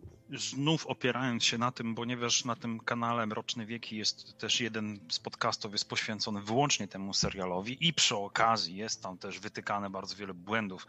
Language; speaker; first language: Polish; native; Polish